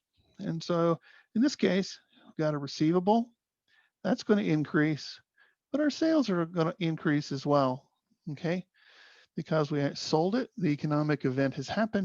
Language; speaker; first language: English; native; English